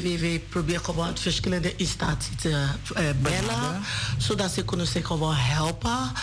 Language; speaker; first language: Dutch; non-native, learner; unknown